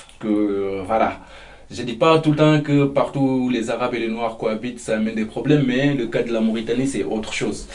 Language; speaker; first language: French; non-native, local second language; Fula